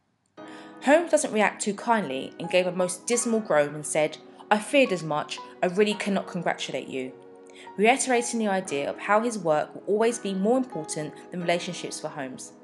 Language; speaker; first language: English; native; English